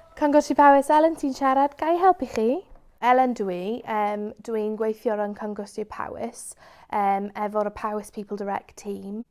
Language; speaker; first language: Welsh; non-native, local second language; English